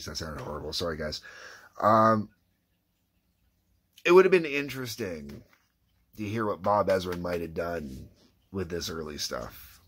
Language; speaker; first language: English; native; English